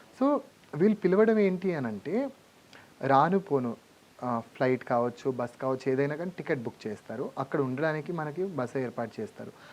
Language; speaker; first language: Telugu; non-native, local second language; Lambadi